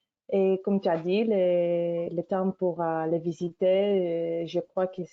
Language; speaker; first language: French; non-native, fluent; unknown